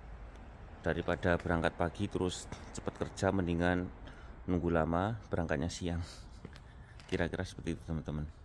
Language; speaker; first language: Indonesian; non-native, local second language; Javanese